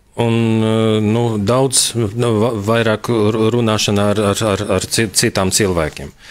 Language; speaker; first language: Latvian; non-native, local second language; Russian